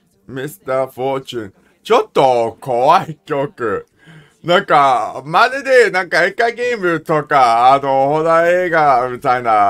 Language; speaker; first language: Japanese; non-native, learner; English